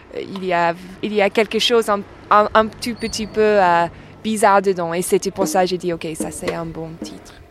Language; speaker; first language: French; non-native, fluent; English